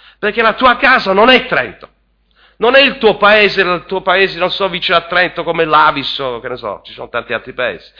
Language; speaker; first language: Italian; native; Italian